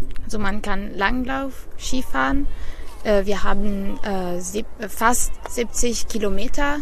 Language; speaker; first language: German; non-native, learner; Italian